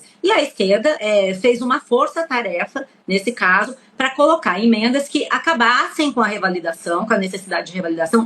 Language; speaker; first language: Portuguese; native; Portuguese